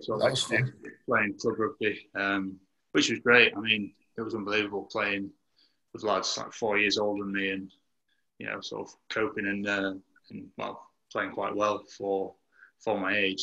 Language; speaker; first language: English; native; English